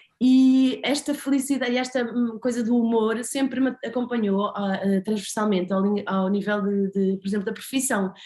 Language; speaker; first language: Portuguese; native; Portuguese